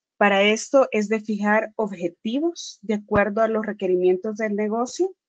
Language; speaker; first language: Spanish; native; Spanish